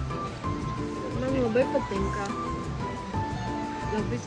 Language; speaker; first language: Lithuanian; non-native, learner; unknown